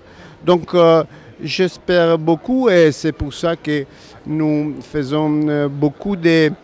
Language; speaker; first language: French; non-native, learner; Italian